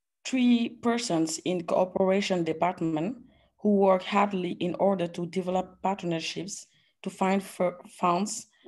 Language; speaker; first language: English; non-native, learner; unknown